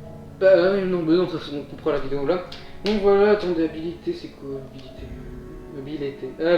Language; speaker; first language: French; native; French